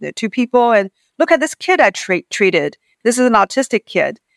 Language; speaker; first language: English; non-native, fluent; Chinese